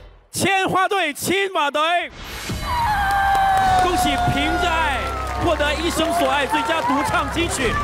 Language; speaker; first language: Chinese; native; Chinese